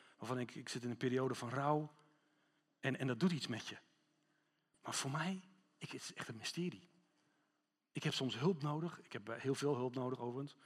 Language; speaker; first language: Dutch; non-native, fluent; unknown